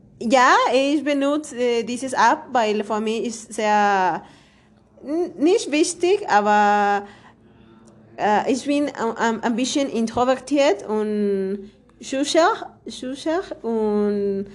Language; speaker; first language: German; non-native, learner; Spanish